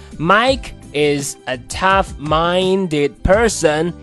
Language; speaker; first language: English; non-native, fluent; Chinese